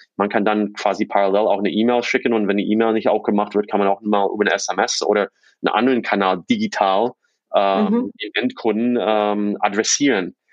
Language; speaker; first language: German; non-native, fluent; English